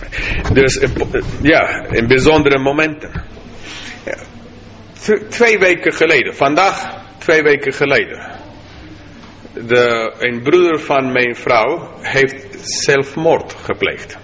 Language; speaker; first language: Dutch; non-native, fluent; English